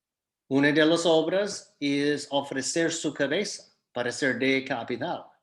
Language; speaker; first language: Spanish; non-native, fluent; English